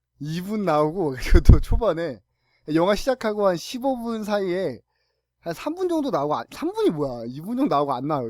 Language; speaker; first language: Korean; native; Korean